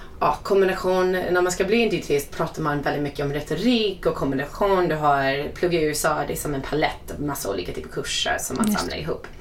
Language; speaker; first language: Swedish; non-native, fluent; English